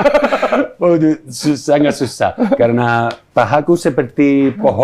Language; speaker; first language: Indonesian; non-native, learner; Spanish